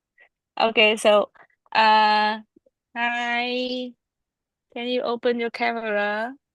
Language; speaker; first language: English; non-native, learner; Vietnamese